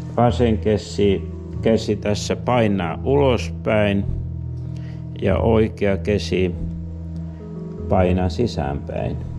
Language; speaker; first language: Finnish; non-native, fluent; Serbian